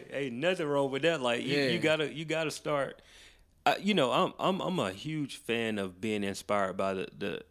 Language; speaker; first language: English; native; English